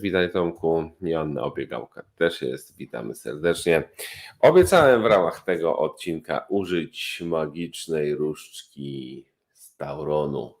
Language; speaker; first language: Polish; native; Polish